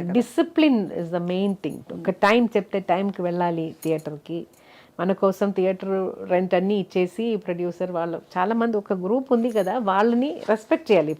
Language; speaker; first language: Telugu; non-native, fluent; Malayalam